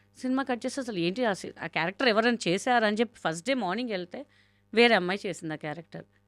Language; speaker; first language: Telugu; non-native, local second language; Hindi